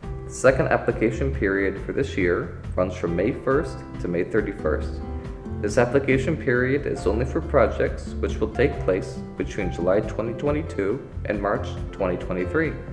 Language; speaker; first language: English; native; English